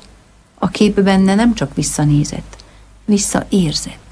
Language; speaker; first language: Hungarian; native; Hungarian